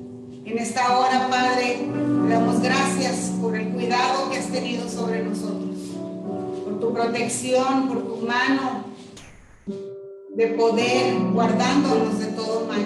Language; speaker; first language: Spanish; native; Spanish